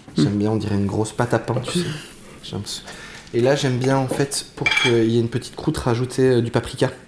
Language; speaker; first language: French; native; French